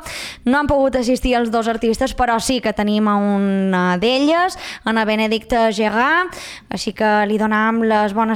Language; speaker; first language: Spanish; non-native, local second language; Catalan